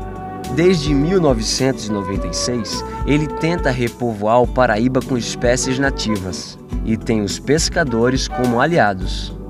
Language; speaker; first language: Portuguese; native; Portuguese